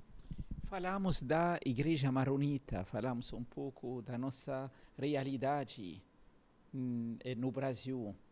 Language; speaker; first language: Portuguese; non-native, fluent; Arabic